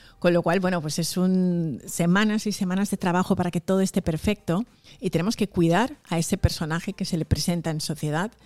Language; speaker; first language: Spanish; early bilingual, other home language; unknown